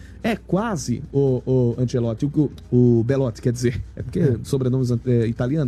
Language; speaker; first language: Portuguese; native; Portuguese